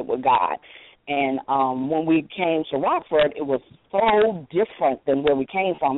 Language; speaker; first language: English; native; English